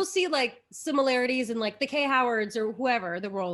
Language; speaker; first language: English; native; English